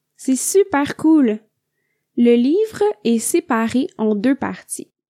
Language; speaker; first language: French; native; French